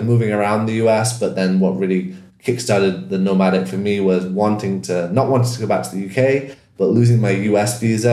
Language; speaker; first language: English; native; English